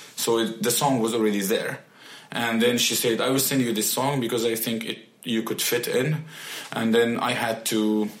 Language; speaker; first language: English; non-native, fluent; Arabic